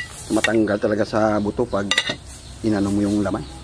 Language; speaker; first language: Filipino; native; Filipino